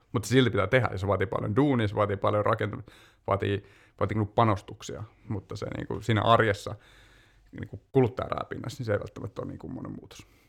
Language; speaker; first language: Finnish; native; Finnish